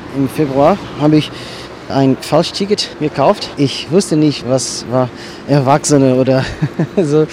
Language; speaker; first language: German; non-native, learner; Portuguese